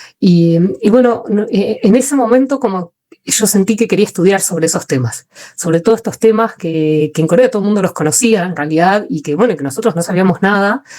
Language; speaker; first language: Spanish; native; Spanish